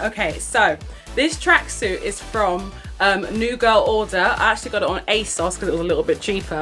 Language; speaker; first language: English; native; English